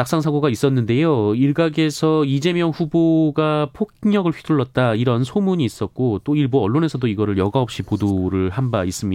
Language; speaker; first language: Korean; native; Korean